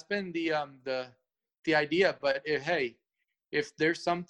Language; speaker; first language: English; early bilingual, other home language; Spanish